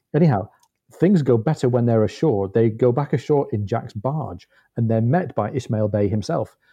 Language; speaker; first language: English; native; English